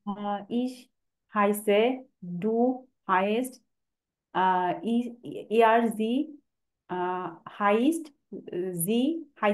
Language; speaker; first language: German; non-native, learner; Bangla